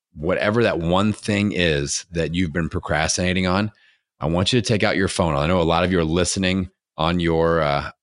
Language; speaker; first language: English; native; English